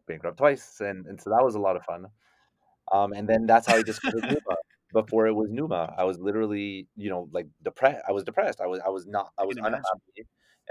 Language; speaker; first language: English; native; English